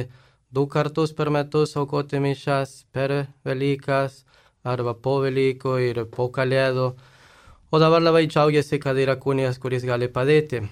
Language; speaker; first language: Lithuanian; non-native, fluent; Spanish